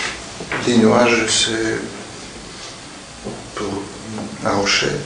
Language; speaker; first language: French; non-native, learner; Russian